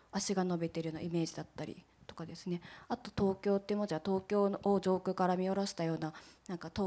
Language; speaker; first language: Japanese; native; Japanese